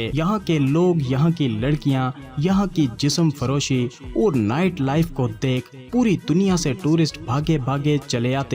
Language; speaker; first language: Urdu; native; Urdu